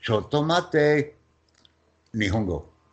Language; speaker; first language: Japanese; non-native, learner; English